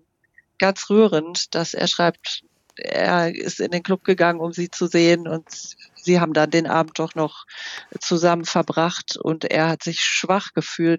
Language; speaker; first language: German; native; German